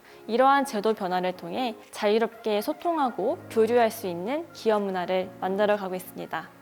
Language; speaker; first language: Korean; native; Korean